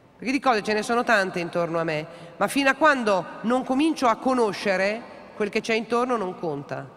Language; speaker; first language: Italian; native; Italian